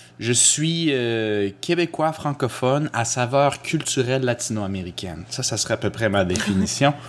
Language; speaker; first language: French; early bilingual, other home language; Spanish